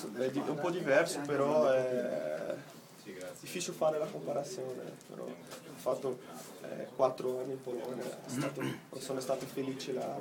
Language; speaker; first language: Italian; non-native, learner; Portuguese